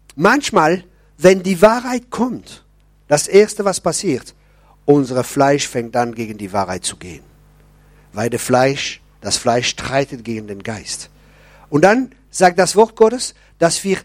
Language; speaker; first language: German; non-native, local second language; French